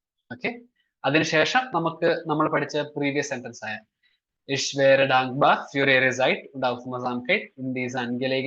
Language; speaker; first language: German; non-native, fluent; Malayalam